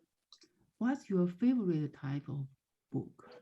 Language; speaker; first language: English; non-native, learner; Chinese